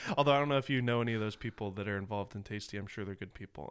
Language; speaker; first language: English; native; English